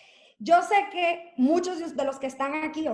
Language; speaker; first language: Spanish; native; Spanish